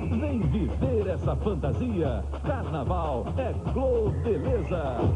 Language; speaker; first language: Portuguese; native; Portuguese